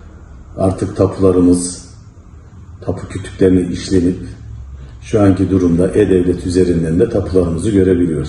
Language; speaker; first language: Turkish; native; Turkish